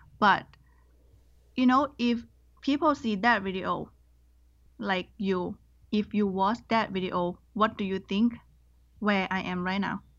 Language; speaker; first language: English; non-native, learner; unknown